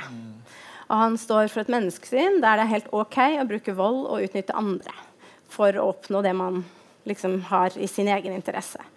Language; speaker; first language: Norwegian; native; Norwegian